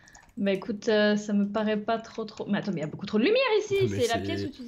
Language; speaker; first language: French; native; French